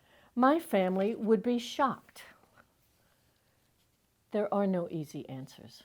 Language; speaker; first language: English; native; English